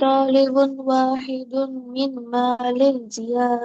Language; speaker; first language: Arabic; non-native, learner; Bangla